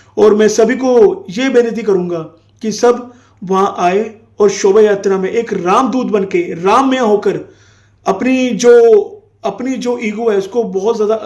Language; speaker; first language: Hindi; non-native, local second language; Punjabi